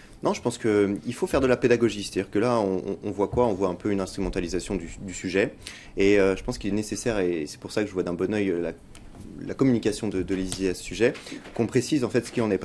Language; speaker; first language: French; native; French